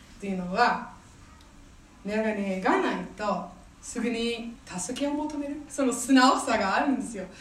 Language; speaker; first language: Japanese; non-native, fluent; English